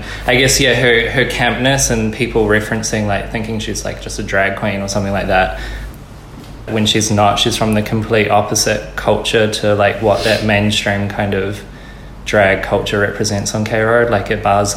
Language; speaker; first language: English; native; English